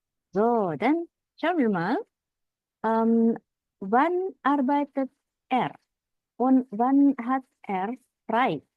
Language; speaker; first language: German; non-native, fluent; Indonesian